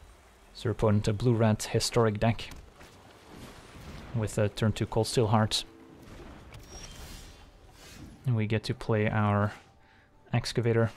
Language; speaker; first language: English; native; English